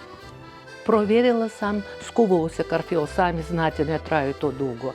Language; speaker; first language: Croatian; non-native, fluent; Russian